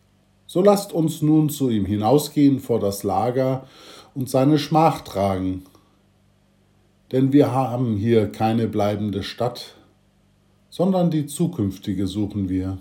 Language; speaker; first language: German; native; German